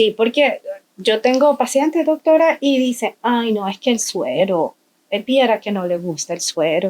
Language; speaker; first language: Spanish; native; Spanish